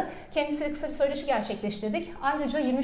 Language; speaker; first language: Turkish; native; Turkish